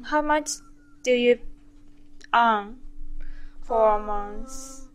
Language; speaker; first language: English; non-native, learner; Japanese